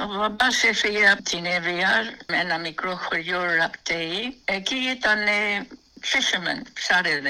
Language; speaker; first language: Greek; early bilingual, heritage; Greek